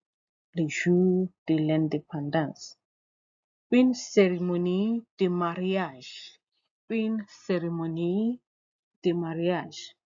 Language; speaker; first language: French; non-native, fluent; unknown